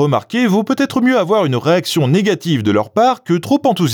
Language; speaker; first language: French; native; French